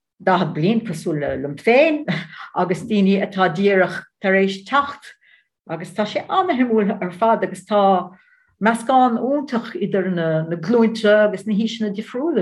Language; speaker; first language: Irish; non-native, learner; Dutch